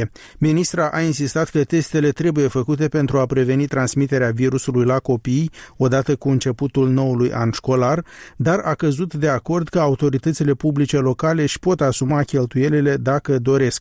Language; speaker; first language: Romanian; native; Romanian